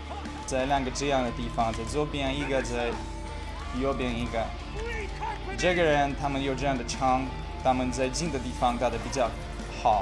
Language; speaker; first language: Chinese; non-native, learner; Russian